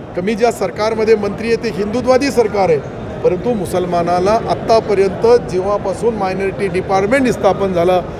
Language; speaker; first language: Marathi; non-native, local second language; Urdu